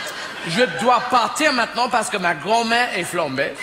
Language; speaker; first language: French; non-native, fluent; English